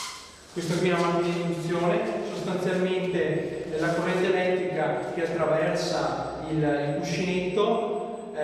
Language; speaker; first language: Italian; native; Italian